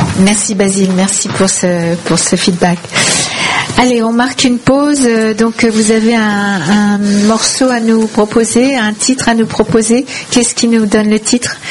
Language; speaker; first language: French; native; French